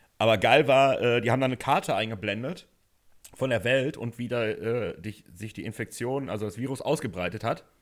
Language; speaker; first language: German; native; German